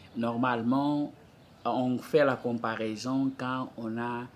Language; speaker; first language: French; non-native, fluent; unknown